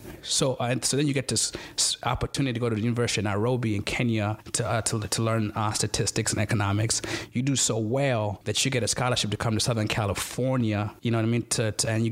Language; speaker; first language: English; non-native, local second language; Ganda